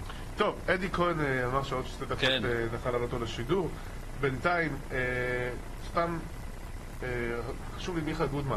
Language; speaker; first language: Hebrew; native; Hebrew